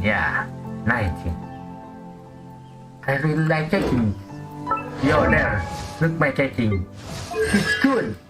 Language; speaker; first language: English; non-native, learner; Indonesian